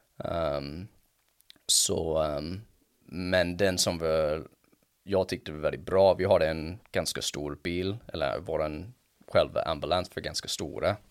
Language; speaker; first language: Swedish; non-native, fluent; English